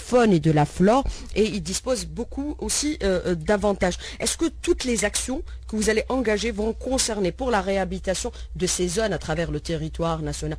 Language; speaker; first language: French; non-native, local second language; Arabic